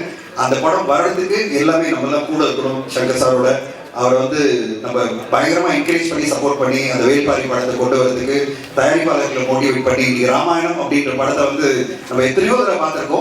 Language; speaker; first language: Tamil; native; Tamil